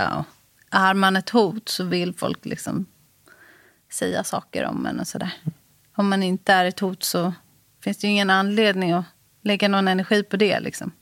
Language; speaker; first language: Swedish; native; Swedish